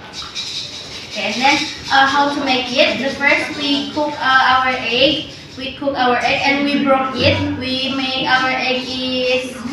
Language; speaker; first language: English; non-native, learner; Indonesian